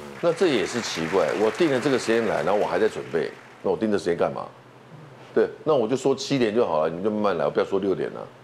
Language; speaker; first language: Chinese; native; Chinese